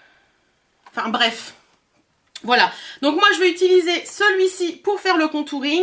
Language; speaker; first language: French; native; French